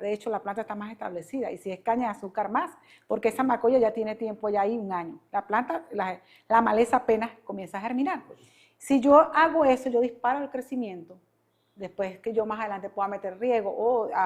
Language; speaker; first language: Spanish; native; Spanish